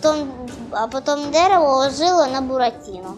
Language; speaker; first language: Russian; non-native, local second language; Ukrainian